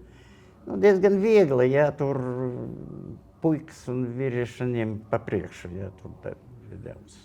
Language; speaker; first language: Latvian; non-native, local second language; Russian